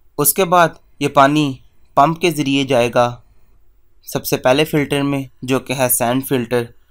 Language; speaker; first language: Urdu; native; Urdu